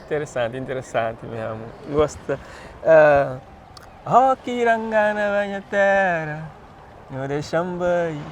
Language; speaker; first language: Portuguese; non-native, local second language; Kabuverdianu